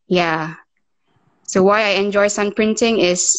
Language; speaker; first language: English; non-native, local second language; Malay